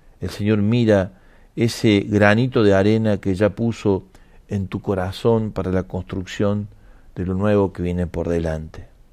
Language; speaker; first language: Spanish; native; Spanish